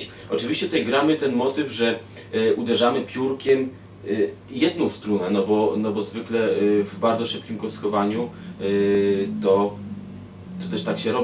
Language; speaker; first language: Polish; native; Polish